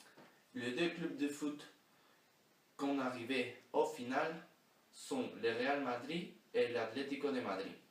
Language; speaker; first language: French; non-native, learner; Spanish